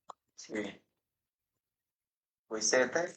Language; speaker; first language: Italian; non-native, learner; Bangla